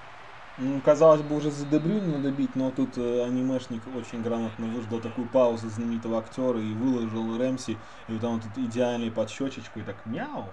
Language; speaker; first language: Russian; native; Russian